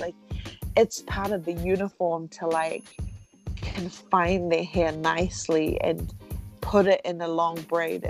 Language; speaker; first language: English; native; English